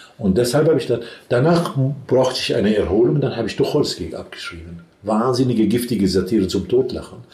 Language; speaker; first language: German; non-native, fluent; Arabic